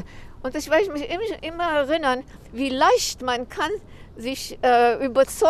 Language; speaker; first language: German; early bilingual, heritage; German